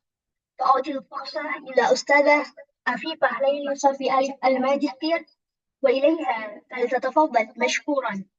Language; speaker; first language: Arabic; non-native, learner; Indonesian